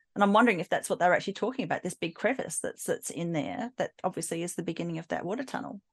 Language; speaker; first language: English; native; English